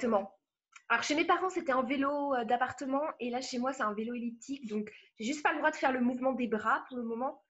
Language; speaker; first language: French; native; French